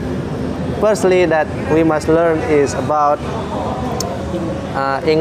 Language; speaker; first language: English; non-native, fluent; Indonesian